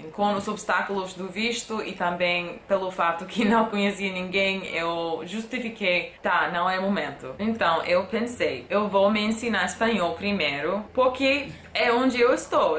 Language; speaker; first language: Portuguese; non-native, fluent; English